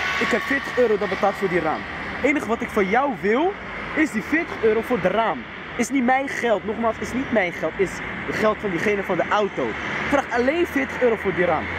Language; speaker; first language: Dutch; early bilingual, other home language; Riffian